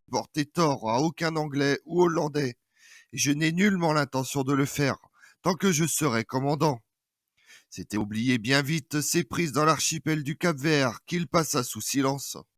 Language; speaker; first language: French; native; French